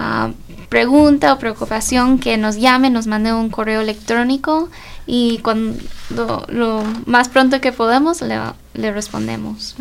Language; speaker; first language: Spanish; early bilingual, heritage; Spanish